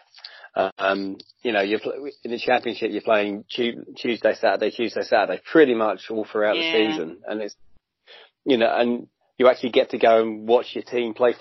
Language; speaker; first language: English; native; English